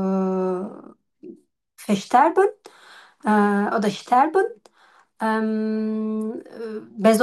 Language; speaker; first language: German; non-native, learner; Turkish